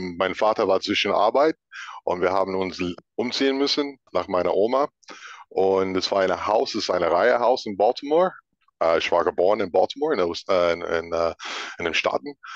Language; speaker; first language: German; non-native, fluent; English